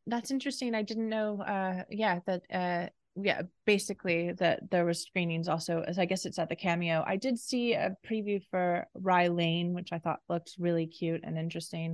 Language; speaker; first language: English; native; English